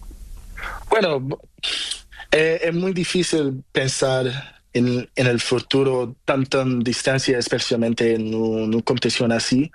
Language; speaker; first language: Spanish; non-native, learner; Portuguese